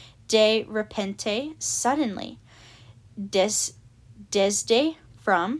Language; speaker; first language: Spanish; non-native, learner; English